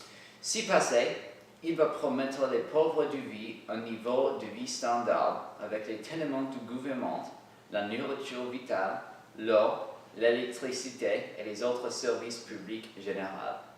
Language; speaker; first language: French; non-native, learner; English